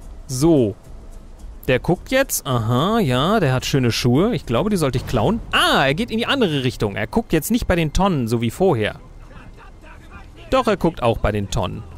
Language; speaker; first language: German; native; German